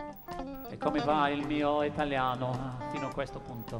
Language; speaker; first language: Italian; non-native, learner; English